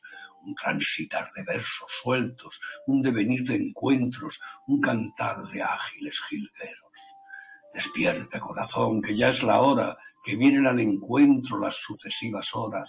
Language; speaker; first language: Spanish; native; Spanish